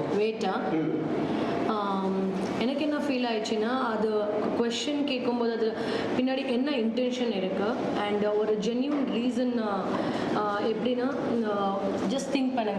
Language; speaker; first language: Tamil; non-native, learner; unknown